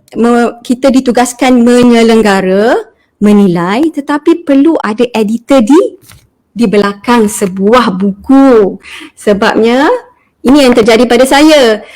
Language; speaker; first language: Malay; native; Malay